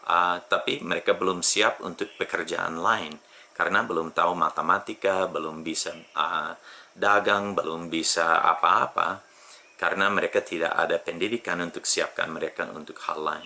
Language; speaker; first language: Indonesian; non-native, fluent; English